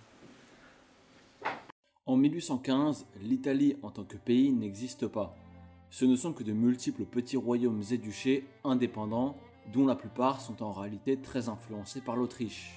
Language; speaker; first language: French; native; French